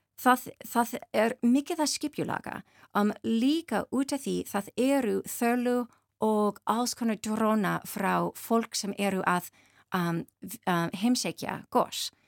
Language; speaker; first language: Icelandic; non-native, learner; English